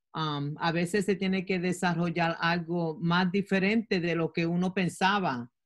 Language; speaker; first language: Spanish; early bilingual, heritage; Spanish